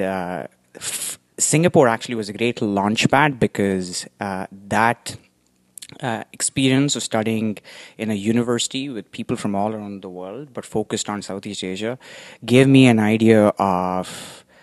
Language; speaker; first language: English; non-native, local second language; Tamil